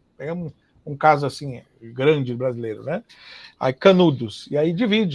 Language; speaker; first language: Portuguese; native; Portuguese